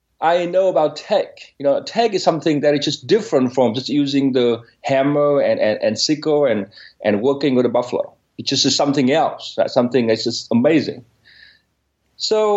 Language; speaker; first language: English; non-native, fluent; Vietnamese